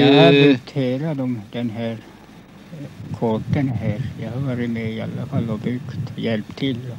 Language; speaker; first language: Swedish; non-native, local second language; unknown